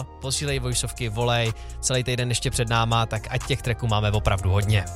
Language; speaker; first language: Czech; native; Czech